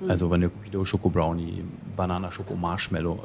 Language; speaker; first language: German; native; German